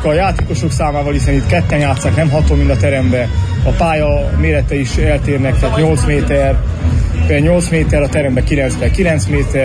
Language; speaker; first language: Hungarian; native; Hungarian